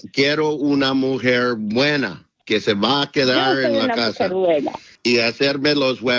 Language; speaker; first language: Spanish; non-native, learner; English